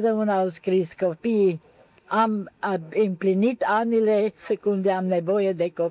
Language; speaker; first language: Romanian; non-native, local second language; German